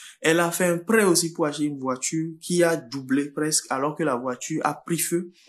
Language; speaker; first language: French; non-native, local second language; Fon